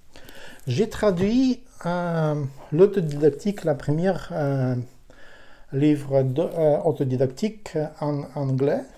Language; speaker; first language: French; non-native, learner; Ukrainian